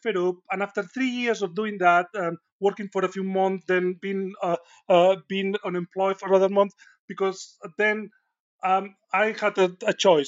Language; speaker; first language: English; non-native, fluent; Spanish